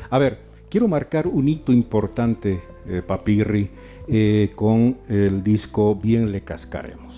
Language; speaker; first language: Spanish; native; Spanish